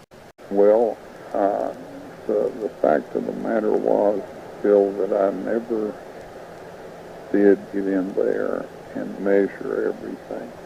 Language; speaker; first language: English; native; English